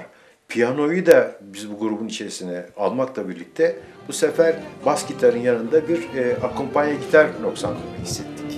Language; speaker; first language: Turkish; native; Turkish